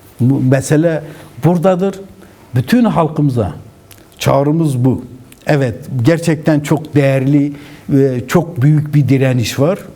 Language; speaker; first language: Turkish; non-native, local second language; Kurdish